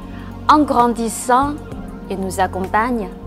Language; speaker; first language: French; non-native, fluent; Chinese